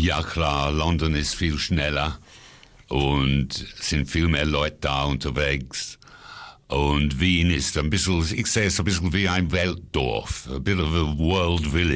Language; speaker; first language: German; non-native, fluent; English